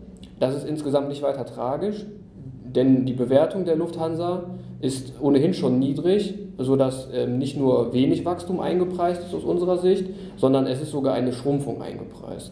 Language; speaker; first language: German; native; German